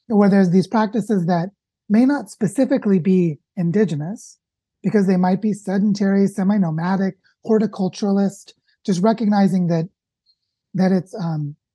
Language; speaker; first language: English; native; English